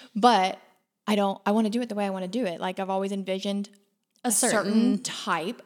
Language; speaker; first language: English; native; English